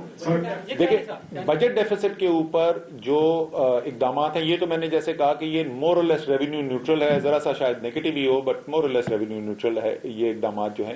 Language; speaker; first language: Urdu; native; Urdu